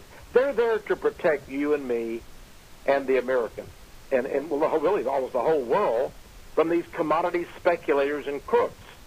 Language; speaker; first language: English; native; English